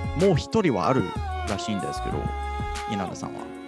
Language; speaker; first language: Japanese; non-native, fluent; English